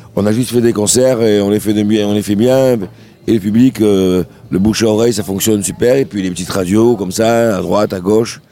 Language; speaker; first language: French; native; French